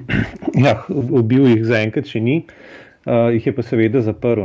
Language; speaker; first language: Slovenian; native; Slovenian